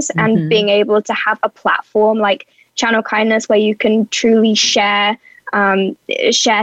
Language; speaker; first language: English; native; English